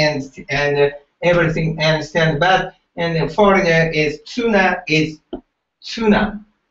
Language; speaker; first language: English; non-native, learner; Japanese